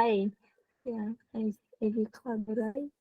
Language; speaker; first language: English; non-native, learner; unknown